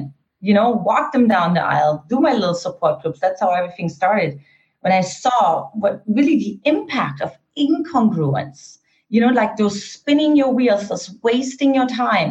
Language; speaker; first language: English; non-native, fluent; German